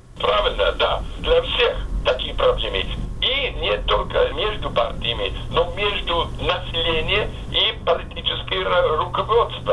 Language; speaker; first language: Russian; non-native, fluent; English